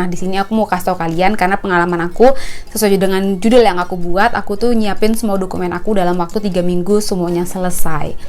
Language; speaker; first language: Indonesian; native; Indonesian